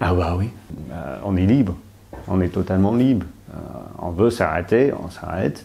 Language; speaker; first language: French; non-native, fluent; English